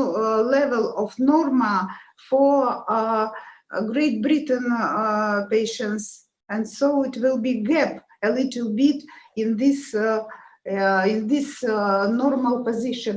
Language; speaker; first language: English; non-native, learner; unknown